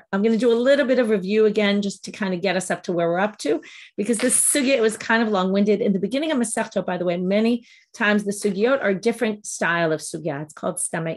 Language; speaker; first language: English; native; English